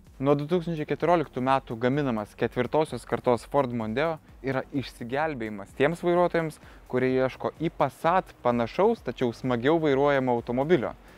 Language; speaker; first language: Lithuanian; native; Lithuanian